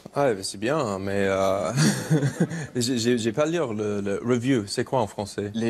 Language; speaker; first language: French; non-native, learner; English